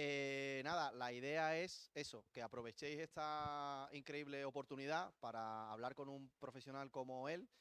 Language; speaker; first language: Spanish; native; Spanish